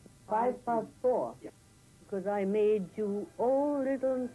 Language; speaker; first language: English; non-native, fluent; German